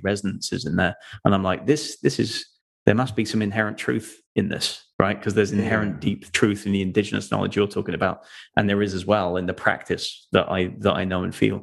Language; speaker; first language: English; native; English